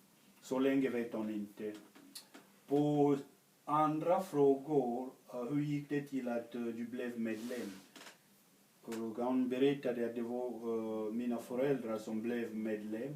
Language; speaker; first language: Swedish; non-native, fluent; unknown